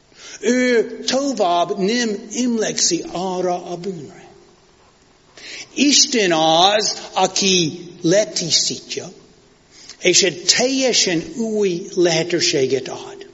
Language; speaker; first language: Hungarian; non-native, fluent; English